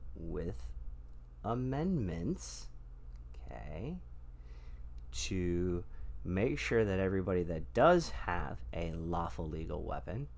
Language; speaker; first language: English; native; English